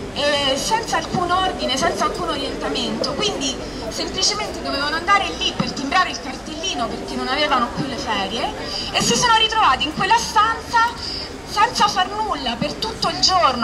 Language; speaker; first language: Italian; native; Italian